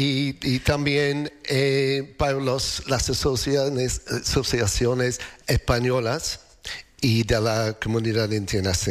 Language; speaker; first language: Spanish; non-native, learner; English